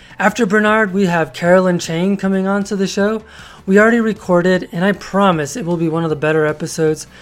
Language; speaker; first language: English; native; English